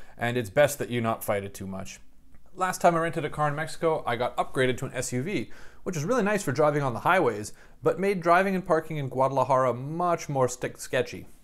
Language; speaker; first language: English; native; English